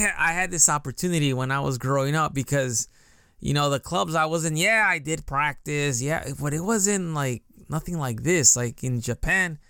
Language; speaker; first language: English; native; English